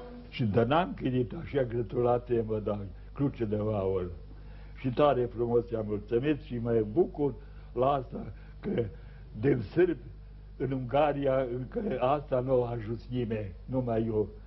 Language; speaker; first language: Romanian; non-native, local second language; Serbian